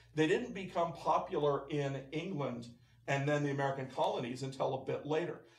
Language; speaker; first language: English; native; English